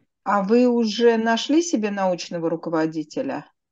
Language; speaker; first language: Russian; native; Russian